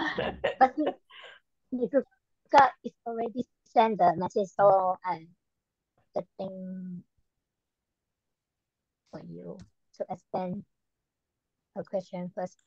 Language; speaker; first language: English; non-native, learner; Malay